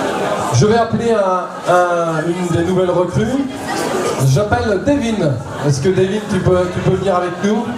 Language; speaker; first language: French; native; French